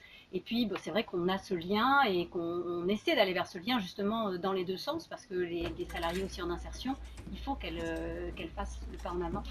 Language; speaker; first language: French; native; French